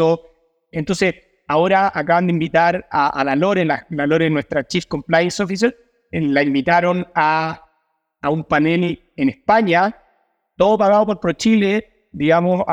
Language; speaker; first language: Spanish; native; Spanish